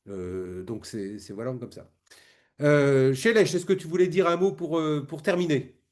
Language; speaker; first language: French; native; French